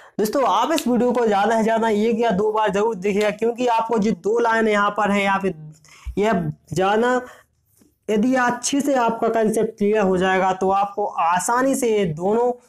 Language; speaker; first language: Hindi; native; Hindi